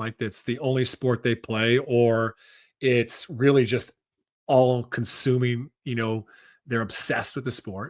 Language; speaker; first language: English; native; English